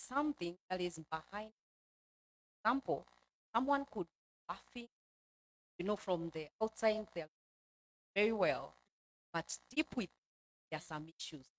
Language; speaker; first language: English; non-native, local second language; Swahili